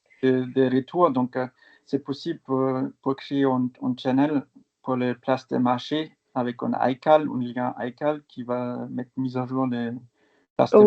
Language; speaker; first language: French; non-native, fluent; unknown